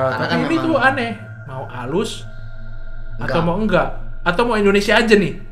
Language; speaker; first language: Indonesian; native; Indonesian